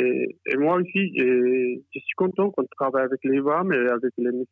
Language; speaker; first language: French; non-native, learner; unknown